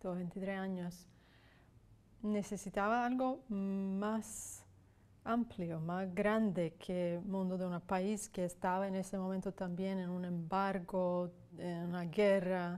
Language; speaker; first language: Spanish; non-native, fluent; Serbian